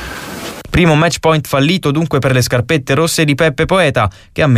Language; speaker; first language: Italian; native; Italian